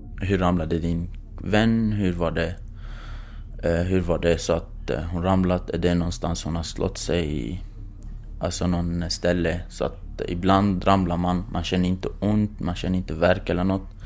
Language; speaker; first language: Swedish; non-native, fluent; Kurdish